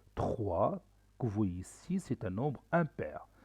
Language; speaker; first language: French; non-native, local second language; Arabic